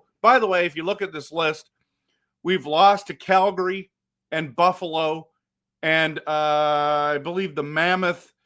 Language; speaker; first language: English; native; English